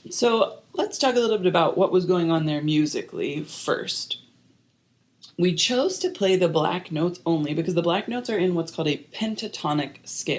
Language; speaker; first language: English; native; English